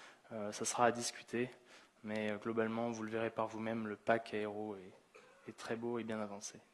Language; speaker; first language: French; native; French